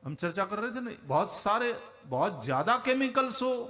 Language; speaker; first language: Hindi; non-native, local second language; Gujarati